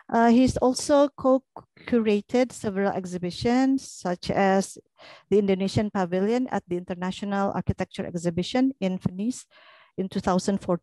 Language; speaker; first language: English; non-native, fluent; Indonesian